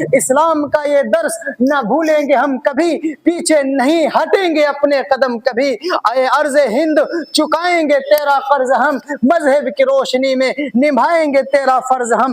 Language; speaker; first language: Urdu; native; Urdu